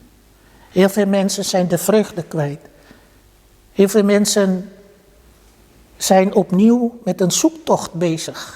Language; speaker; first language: Dutch; early bilingual, other home language; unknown